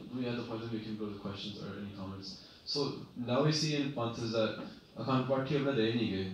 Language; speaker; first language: English; early bilingual, other home language; Punjabi